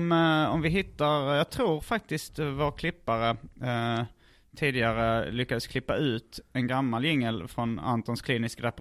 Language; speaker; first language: Swedish; native; Swedish